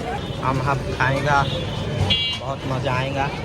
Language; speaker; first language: Hindi; non-native, learner; Bangla